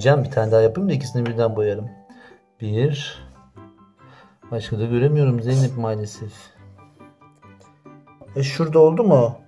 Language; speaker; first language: Turkish; native; Turkish